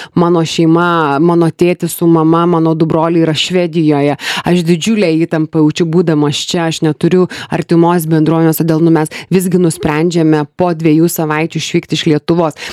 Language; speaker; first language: Lithuanian; native; Lithuanian